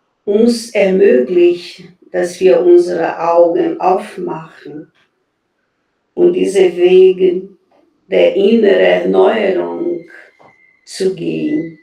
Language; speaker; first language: German; non-native, fluent; Portuguese